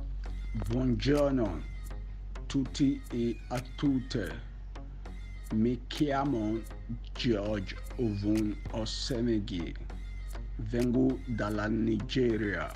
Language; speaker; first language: Italian; non-native, learner; Bini